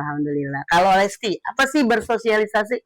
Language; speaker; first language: Indonesian; native; Indonesian